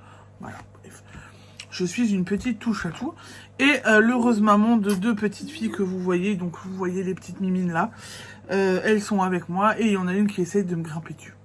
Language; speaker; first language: French; native; French